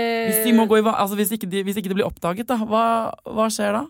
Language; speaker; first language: Norwegian; native; Norwegian